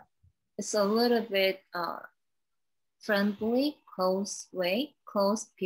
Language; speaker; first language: English; non-native, learner; Korean